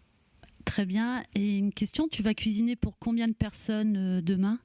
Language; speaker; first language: French; native; French